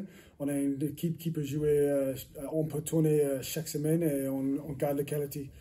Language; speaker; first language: French; non-native, learner; English